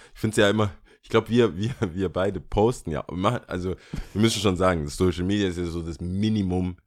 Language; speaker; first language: German; early bilingual, other home language; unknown